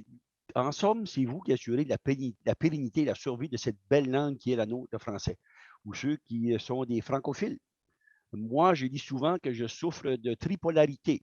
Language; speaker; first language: French; native; French